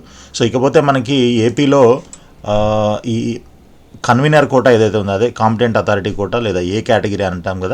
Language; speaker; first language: Telugu; native; Telugu